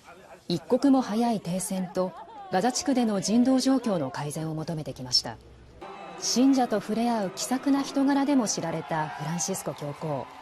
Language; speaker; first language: Japanese; native; Japanese